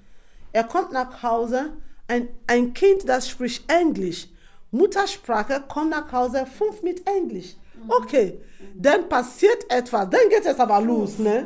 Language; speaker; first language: German; non-native, fluent; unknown